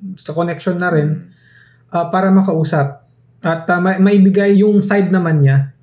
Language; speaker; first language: Filipino; non-native, local second language; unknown